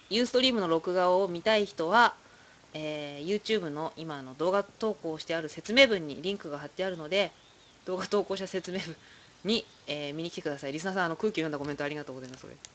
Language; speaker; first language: Japanese; native; Japanese